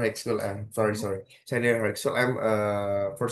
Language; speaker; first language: English; non-native, learner; Indonesian